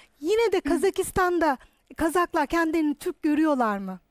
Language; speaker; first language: Turkish; native; Turkish